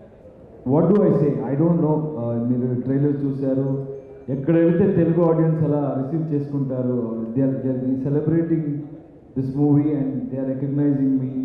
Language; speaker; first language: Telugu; non-native, learner; Kannada